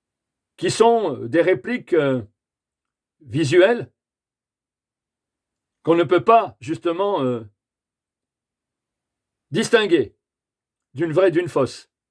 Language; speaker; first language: French; native; French